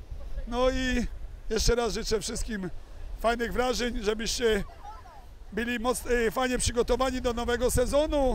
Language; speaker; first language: Polish; native; Polish